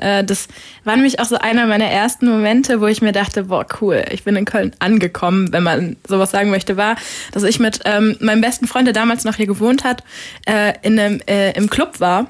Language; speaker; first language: German; native; German